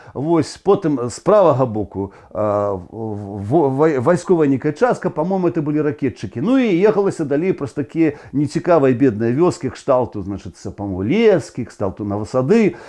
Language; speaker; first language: Belarusian; native; Belarusian